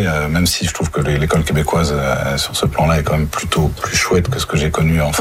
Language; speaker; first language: French; native; French